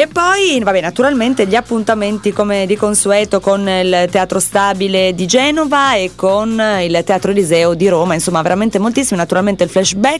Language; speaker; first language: Italian; native; Italian